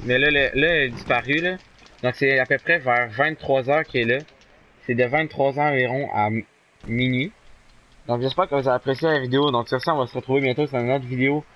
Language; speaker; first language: French; native; French